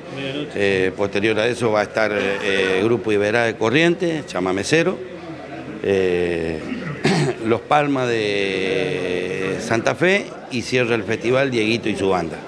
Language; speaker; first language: Spanish; native; Spanish